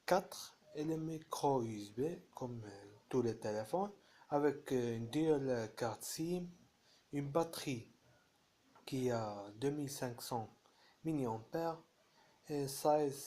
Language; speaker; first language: French; non-native, fluent; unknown